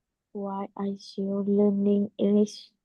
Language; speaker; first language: English; non-native, learner; Vietnamese